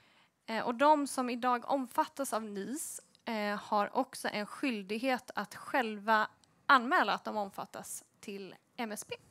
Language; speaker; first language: Swedish; native; Swedish